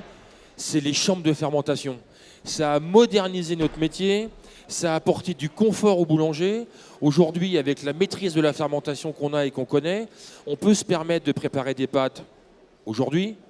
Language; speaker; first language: French; native; French